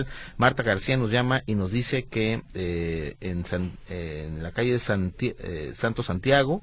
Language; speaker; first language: Spanish; native; Spanish